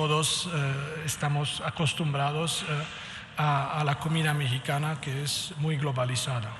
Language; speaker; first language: Spanish; non-native, fluent; Romanian